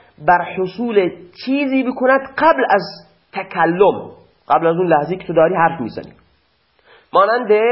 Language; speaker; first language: Persian; non-native, local second language; Baluchi